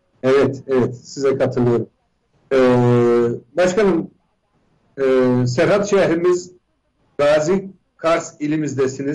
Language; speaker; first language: Turkish; native; Turkish